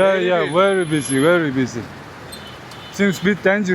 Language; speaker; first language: English; non-native, learner; Mongolian